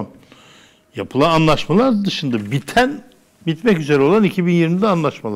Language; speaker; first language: Turkish; native; Turkish